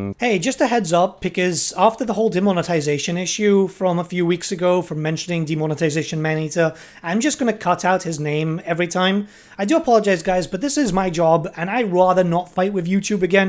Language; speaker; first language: English; native; English